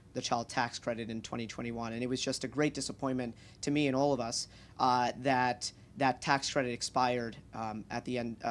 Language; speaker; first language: English; native; English